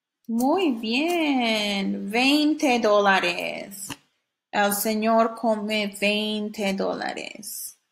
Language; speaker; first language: Spanish; non-native, fluent; English